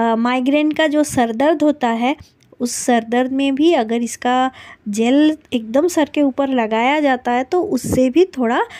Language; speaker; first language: Hindi; non-native, local second language; Bangla